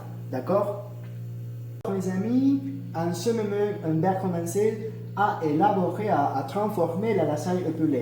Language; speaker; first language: French; non-native, learner; Spanish